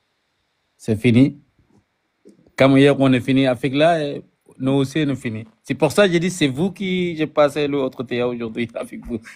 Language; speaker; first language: French; non-native, learner; Arabic